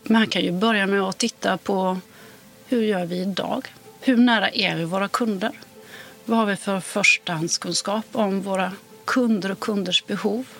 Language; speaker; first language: Swedish; native; Swedish